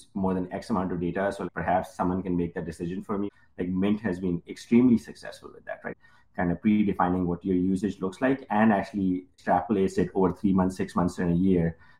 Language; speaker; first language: English; non-native, local second language; Urdu